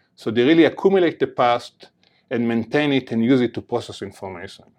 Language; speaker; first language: English; non-native, fluent; Hebrew